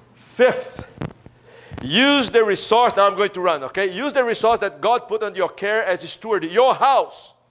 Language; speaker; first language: English; non-native, fluent; Portuguese